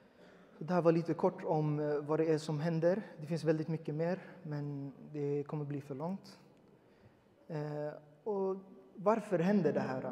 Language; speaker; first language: Swedish; early bilingual, other home language; Uyghur